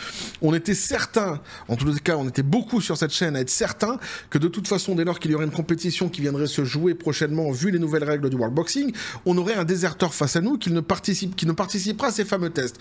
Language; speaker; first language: French; native; French